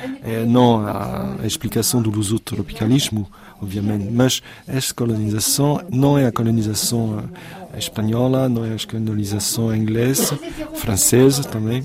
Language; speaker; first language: Portuguese; non-native, fluent; French